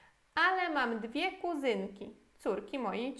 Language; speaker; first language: Polish; non-native, fluent; Portuguese